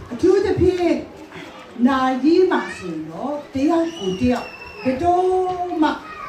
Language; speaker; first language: Burmese; non-native, local second language; Hakha Chin